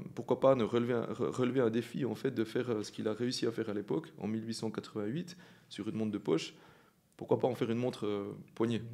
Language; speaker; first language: French; native; French